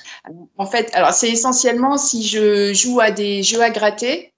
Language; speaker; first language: French; native; French